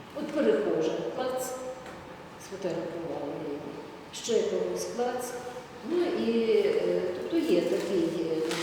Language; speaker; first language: Ukrainian; native; Ukrainian